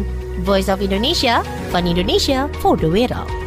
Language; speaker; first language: Dutch; non-native, fluent; Indonesian